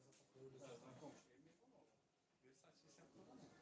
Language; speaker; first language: Russian; native; Russian